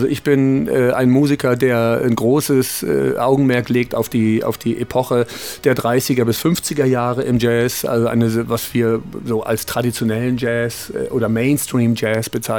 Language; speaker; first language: German; native; German